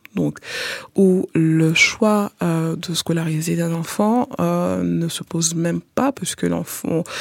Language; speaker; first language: French; non-native, local second language; Haitian Creole